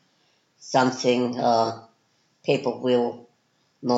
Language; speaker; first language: English; non-native, fluent; German